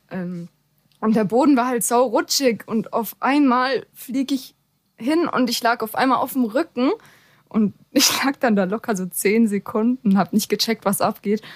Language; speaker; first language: German; native; German